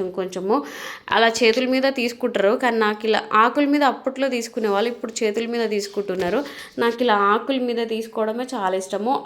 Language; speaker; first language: Telugu; non-native, local second language; Lambadi